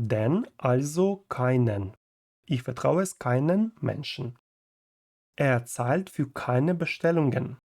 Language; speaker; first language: German; non-native, fluent; Ukrainian